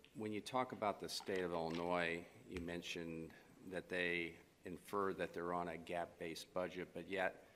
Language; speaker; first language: English; native; English